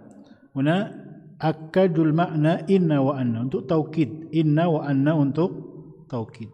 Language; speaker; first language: Arabic; non-native, fluent; Indonesian